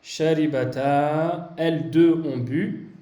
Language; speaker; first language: French; native; French